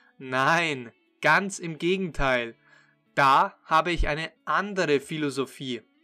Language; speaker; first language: German; native; German